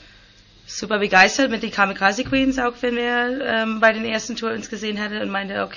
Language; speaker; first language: German; non-native, learner; English